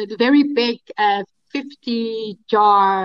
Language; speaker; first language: English; non-native, fluent; Korean